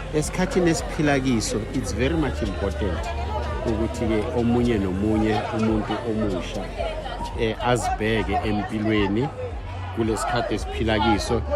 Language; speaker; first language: Zulu; non-native, local second language; South Ndebele